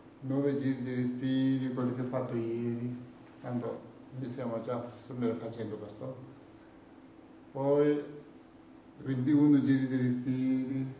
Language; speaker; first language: Italian; non-native, learner; Tibetan